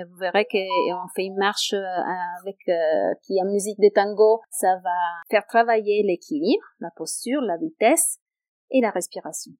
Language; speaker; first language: French; non-native, fluent; Italian